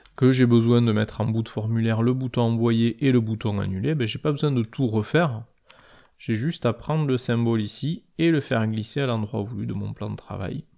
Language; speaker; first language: French; native; French